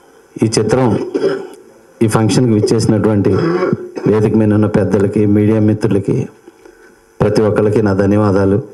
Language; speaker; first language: Telugu; native; Telugu